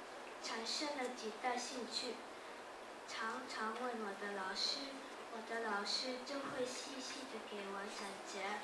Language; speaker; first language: Chinese; non-native, learner; Japanese